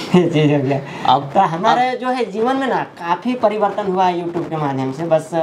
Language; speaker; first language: Hindi; native; Hindi